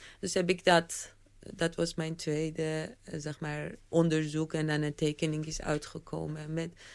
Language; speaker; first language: Dutch; non-native, fluent; Persian